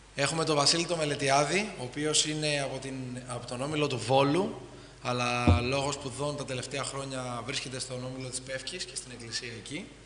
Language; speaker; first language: Greek; native; Greek